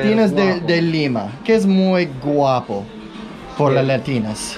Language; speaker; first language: Spanish; non-native, learner; English